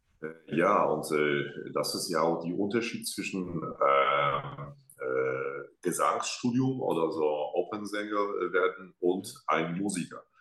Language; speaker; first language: German; non-native, fluent; Polish